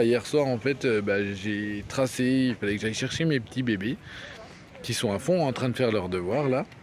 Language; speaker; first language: French; native; French